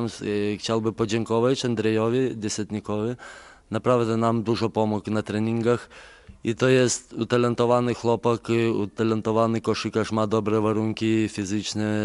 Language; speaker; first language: Polish; non-native, fluent; Lithuanian